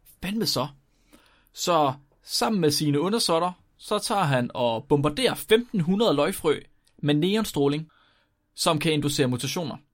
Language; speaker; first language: Danish; native; Danish